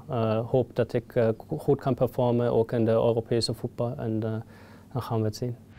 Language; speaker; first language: Dutch; non-native, fluent; German